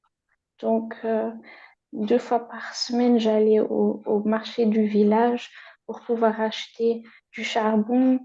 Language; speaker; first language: French; non-native, fluent; German